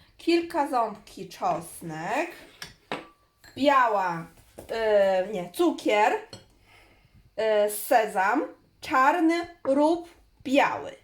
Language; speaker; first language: Polish; non-native, learner; Chinese